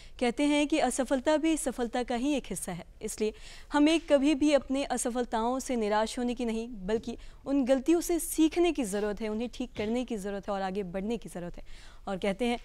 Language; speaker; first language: Hindi; native; Hindi